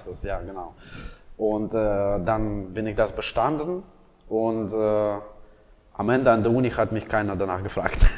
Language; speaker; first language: German; non-native, fluent; Russian